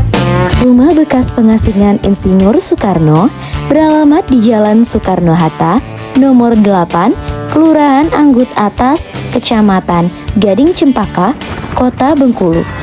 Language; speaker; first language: Indonesian; native; Indonesian